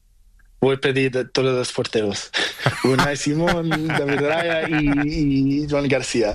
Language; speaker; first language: Spanish; non-native, learner; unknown